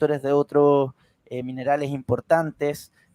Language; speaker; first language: Spanish; native; Spanish